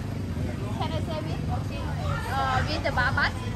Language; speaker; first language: English; non-native, learner; Thai